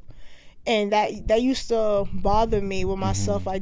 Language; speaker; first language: English; native; English